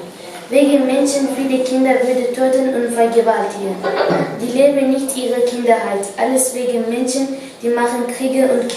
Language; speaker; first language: German; non-native, learner; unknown